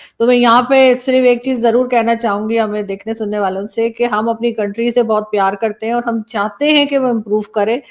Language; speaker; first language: Urdu; native; Urdu